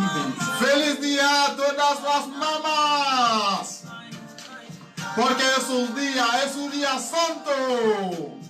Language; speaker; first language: Spanish; non-native, learner; Haitian Creole